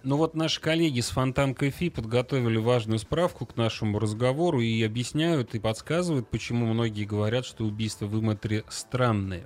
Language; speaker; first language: Russian; native; Russian